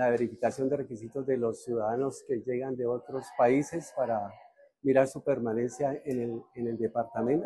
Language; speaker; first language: Spanish; native; Spanish